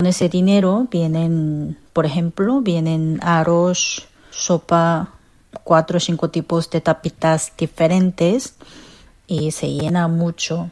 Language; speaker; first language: Spanish; non-native, fluent; Korean